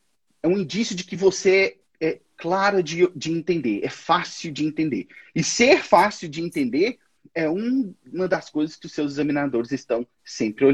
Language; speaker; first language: Portuguese; native; Portuguese